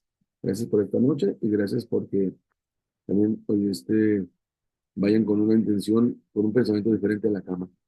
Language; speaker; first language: Spanish; native; Spanish